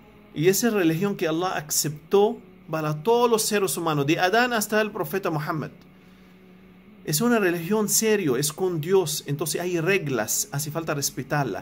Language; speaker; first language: Spanish; non-native, fluent; Arabic